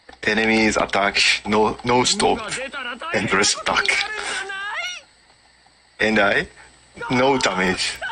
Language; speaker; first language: English; non-native, learner; Japanese